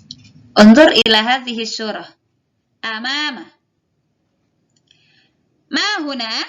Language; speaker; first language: Arabic; non-native, fluent; Indonesian